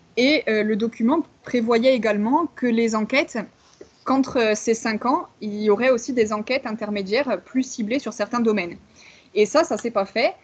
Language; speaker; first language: French; native; French